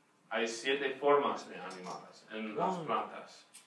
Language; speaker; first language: Spanish; non-native, fluent; English